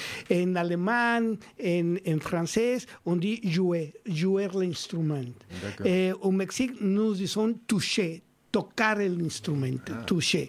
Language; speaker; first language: French; non-native, learner; Spanish